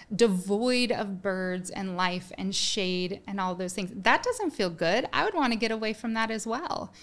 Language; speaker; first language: English; native; English